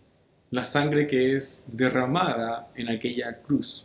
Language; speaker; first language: Spanish; native; Spanish